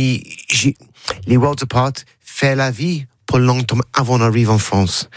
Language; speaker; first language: French; non-native, learner; English